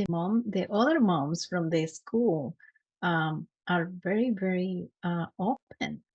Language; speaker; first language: English; non-native, fluent; Spanish